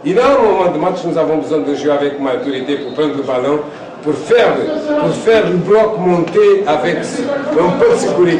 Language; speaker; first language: French; non-native, fluent; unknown